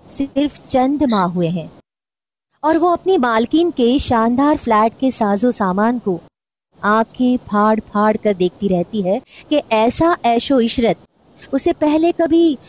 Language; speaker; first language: Urdu; non-native, local second language; Marathi